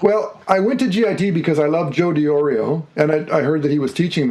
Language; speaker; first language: English; native; English